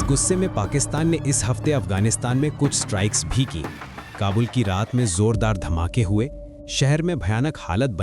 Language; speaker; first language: Hindi; native; Hindi